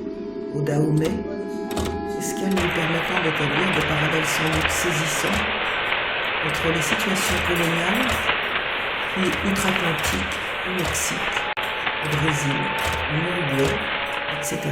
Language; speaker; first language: French; native; French